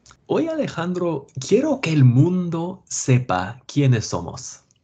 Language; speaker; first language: Spanish; non-native, fluent; English